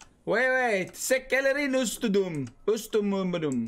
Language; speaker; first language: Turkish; non-native, learner; Swedish